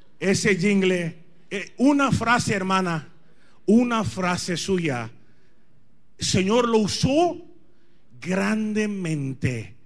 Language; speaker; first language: Spanish; non-native, fluent; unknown